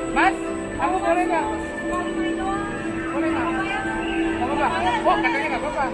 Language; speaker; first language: Indonesian; early bilingual, other home language; Japanese